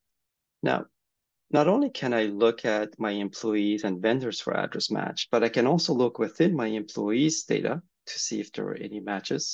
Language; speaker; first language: English; native; English